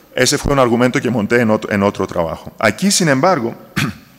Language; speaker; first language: Spanish; non-native, fluent; Greek